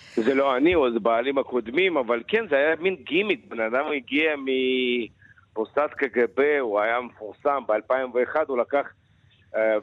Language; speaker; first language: Hebrew; non-native, fluent; Russian